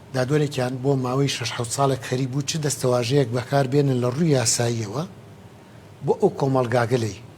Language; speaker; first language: Central Kurdish; non-native, local second language; Gurani